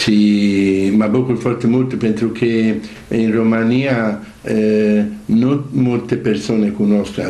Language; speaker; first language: Romanian; non-native, learner; Italian